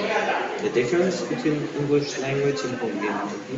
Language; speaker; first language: English; non-native, fluent; Spanish